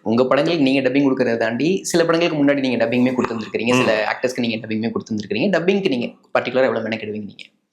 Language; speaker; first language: Tamil; native; Tamil